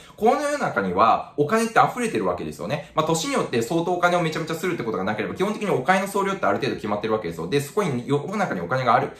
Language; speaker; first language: Japanese; native; Japanese